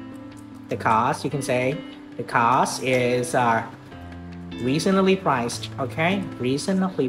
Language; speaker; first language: English; non-native, fluent; Vietnamese